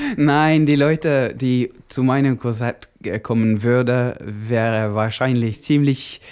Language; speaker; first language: German; non-native, learner; Norwegian